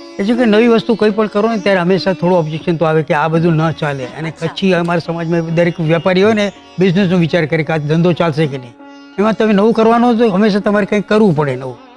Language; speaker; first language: Gujarati; non-native, local second language; Kachhi